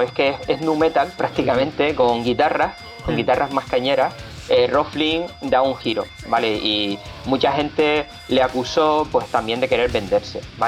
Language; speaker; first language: Spanish; native; Spanish